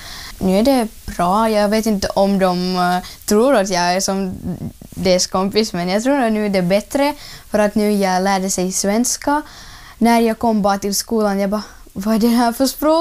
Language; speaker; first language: Swedish; early bilingual, other home language; Russian